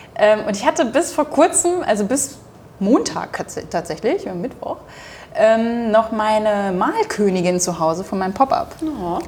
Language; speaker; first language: German; native; German